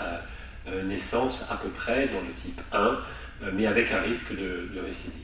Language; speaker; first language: French; native; French